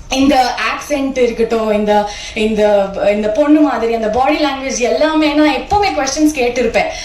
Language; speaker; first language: Tamil; non-native, learner; Kannada